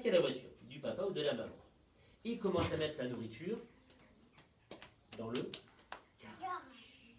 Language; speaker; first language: French; native; French